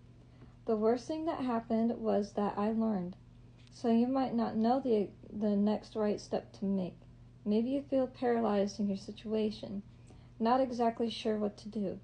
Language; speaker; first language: English; native; English